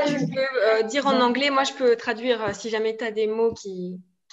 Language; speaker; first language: French; native; French